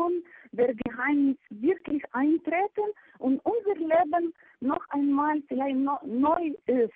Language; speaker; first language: German; non-native, fluent; Ukrainian